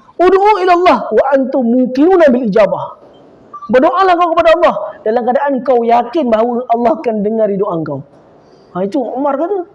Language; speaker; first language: Malay; native; Malay